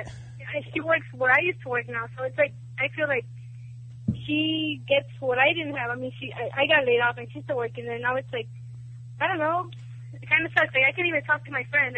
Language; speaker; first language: English; early bilingual, other home language; Italian